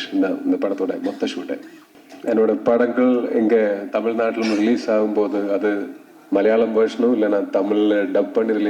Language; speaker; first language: Tamil; non-native, learner; Malayalam